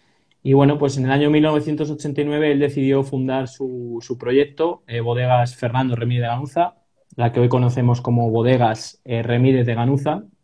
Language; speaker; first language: Spanish; native; Spanish